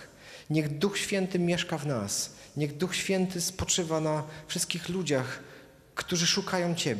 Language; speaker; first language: Polish; native; Polish